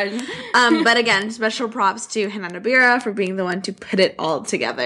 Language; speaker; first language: English; native; English